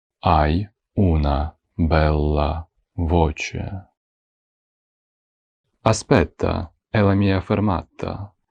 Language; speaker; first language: Italian; non-native, fluent; Ukrainian